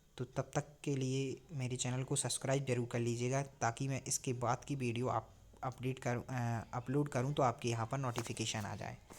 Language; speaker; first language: Hindi; native; Hindi